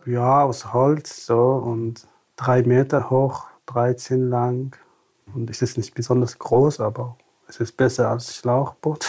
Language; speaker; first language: German; non-native, fluent; Tamasheq